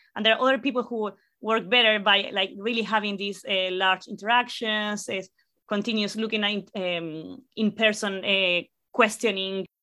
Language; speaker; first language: English; non-native, fluent; Spanish